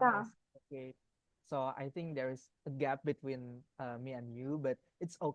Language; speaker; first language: English; non-native, learner; Indonesian